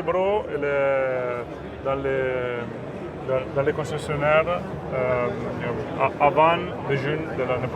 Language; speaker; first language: French; non-native, fluent; Italian